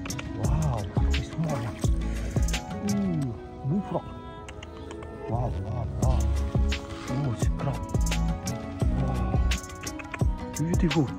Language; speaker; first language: English; non-native, learner; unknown